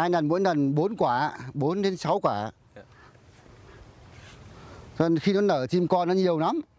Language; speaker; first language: Vietnamese; native; Vietnamese